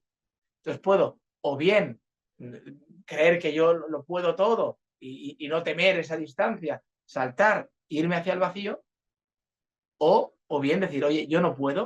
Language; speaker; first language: Spanish; native; Spanish